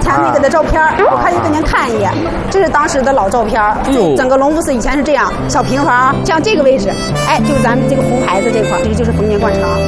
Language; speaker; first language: Chinese; native; Chinese